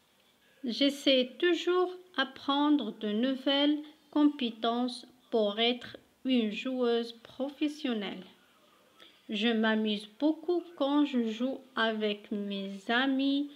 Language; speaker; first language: French; non-native, local second language; Arabic